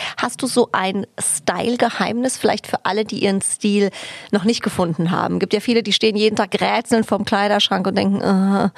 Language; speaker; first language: German; early bilingual, other home language; Spanish